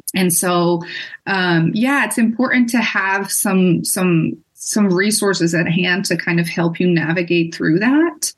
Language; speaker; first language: English; non-native, fluent; Dutch